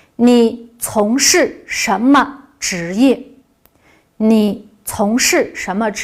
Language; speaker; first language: Chinese; non-native, local second language; Uyghur